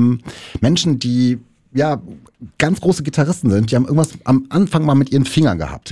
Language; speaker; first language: German; native; German